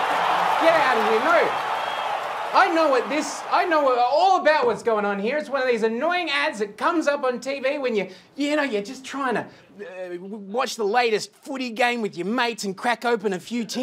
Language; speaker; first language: English; native; English